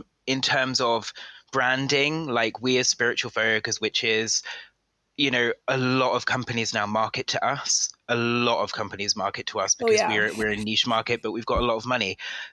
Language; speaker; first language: English; native; English